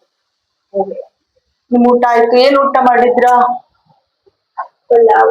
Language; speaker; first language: Kannada; non-native, learner; Hindi